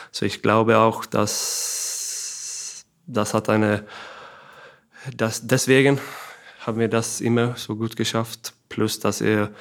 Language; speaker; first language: German; non-native, fluent; Swedish